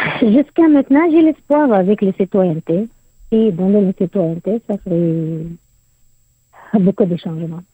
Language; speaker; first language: French; non-native, learner; Arabic